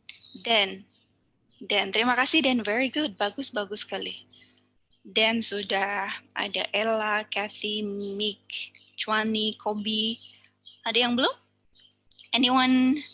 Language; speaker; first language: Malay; non-native, fluent; Javanese